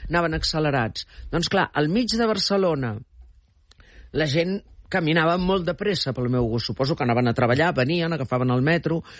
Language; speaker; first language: Catalan; early bilingual, heritage; Catalan